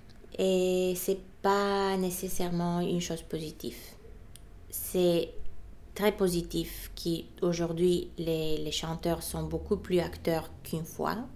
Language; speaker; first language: French; non-native, fluent; Bulgarian